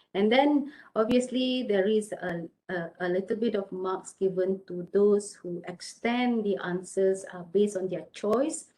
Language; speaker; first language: English; non-native, local second language; Malay